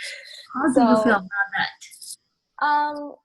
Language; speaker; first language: English; non-native, learner; Vietnamese